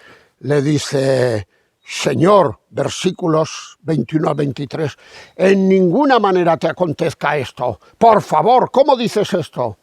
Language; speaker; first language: Spanish; native; Spanish